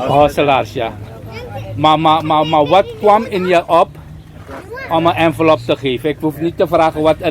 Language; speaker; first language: Dutch; non-native, local second language; Caribbean Hindustani